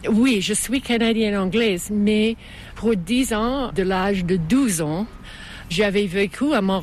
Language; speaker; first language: French; non-native, fluent; English